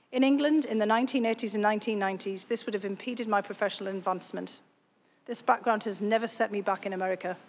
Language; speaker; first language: English; native; English